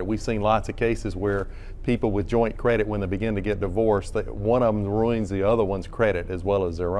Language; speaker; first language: English; native; English